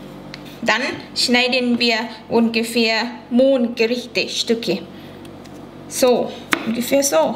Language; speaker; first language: German; non-native, learner; Thai